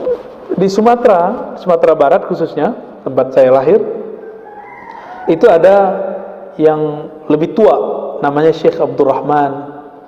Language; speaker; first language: Indonesian; native; Indonesian